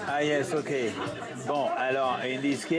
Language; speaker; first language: English; non-native, learner; French